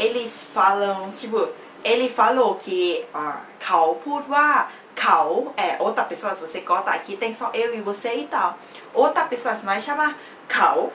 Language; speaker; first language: Portuguese; non-native, fluent; Thai